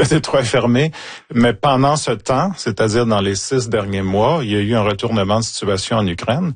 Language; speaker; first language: French; native; French